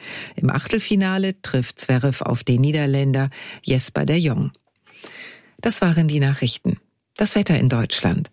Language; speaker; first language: German; native; German